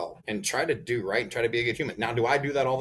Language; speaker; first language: English; native; English